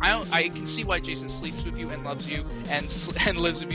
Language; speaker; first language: English; native; English